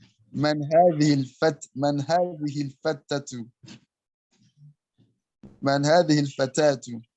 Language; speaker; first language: Arabic; non-native, learner; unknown